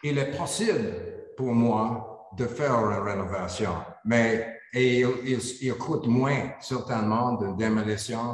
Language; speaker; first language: French; non-native, learner; English